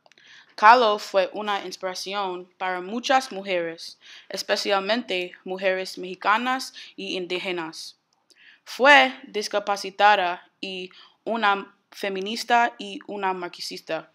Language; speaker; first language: Spanish; non-native, learner; English